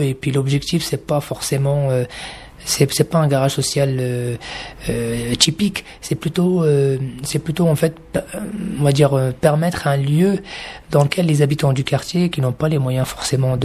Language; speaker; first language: French; native; French